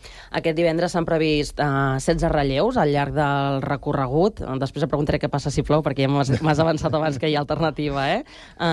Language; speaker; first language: Catalan; native; Catalan